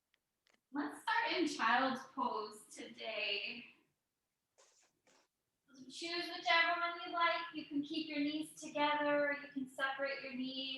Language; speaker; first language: English; native; English